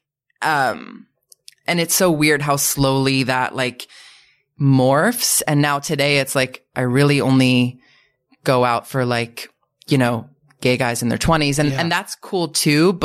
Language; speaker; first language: English; native; English